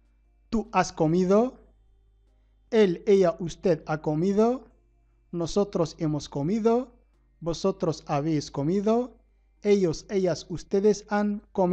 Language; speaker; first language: Spanish; non-native, fluent; Arabic